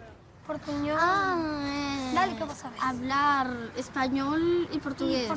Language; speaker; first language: Spanish; non-native, local second language; Portuguese